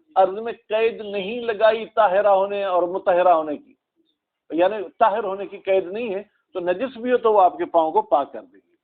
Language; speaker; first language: Urdu; non-native, local second language; Sindhi